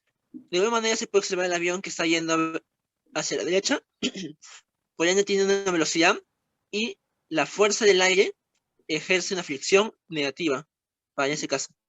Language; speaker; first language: Spanish; native; Spanish